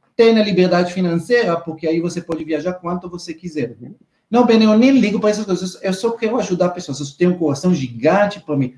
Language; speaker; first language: Portuguese; non-native, fluent; Hebrew